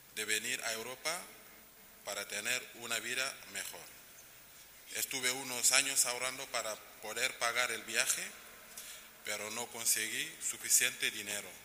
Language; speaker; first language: Spanish; non-native, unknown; Wolof